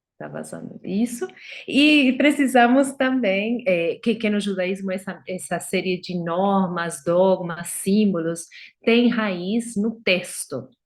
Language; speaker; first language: Portuguese; non-native, fluent; Spanish